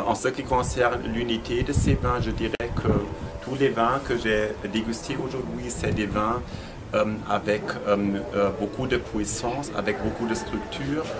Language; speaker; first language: French; non-native, fluent; German